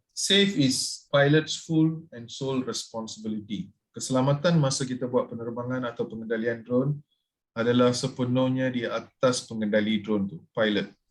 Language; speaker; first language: Malay; non-native, local second language; Tamil